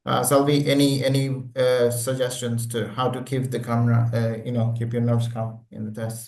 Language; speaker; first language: English; non-native, local second language; Bangla